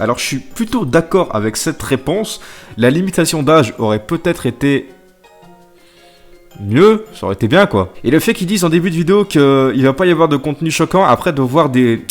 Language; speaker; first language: French; native; French